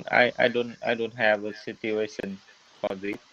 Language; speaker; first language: English; non-native, learner; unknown